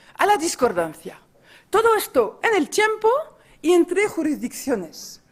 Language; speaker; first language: Spanish; non-native, fluent; French